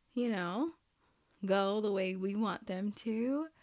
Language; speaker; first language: English; early bilingual, other home language; Haitian Creole